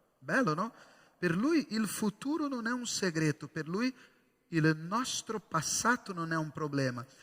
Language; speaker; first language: Italian; non-native, fluent; Portuguese